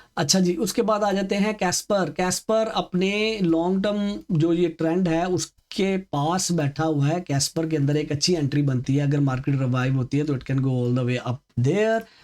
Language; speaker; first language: Urdu; native; Urdu